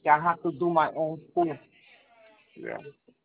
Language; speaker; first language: English; non-native, learner; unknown